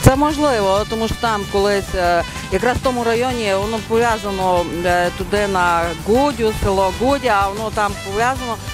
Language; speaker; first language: Ukrainian; native; Ukrainian